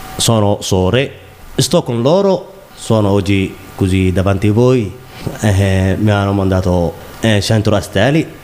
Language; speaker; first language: Italian; non-native, learner; Somali